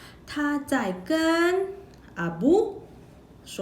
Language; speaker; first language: Chinese; non-native, local second language; Malay